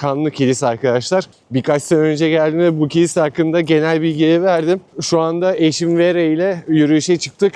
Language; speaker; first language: Turkish; native; Turkish